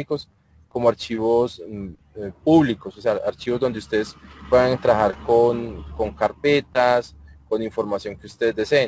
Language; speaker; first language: Spanish; native; Spanish